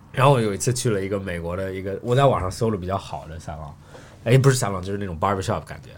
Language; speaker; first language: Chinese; native; Chinese